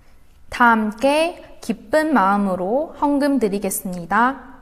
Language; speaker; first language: Korean; native; Korean